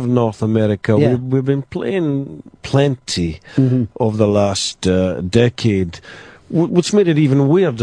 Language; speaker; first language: English; native; English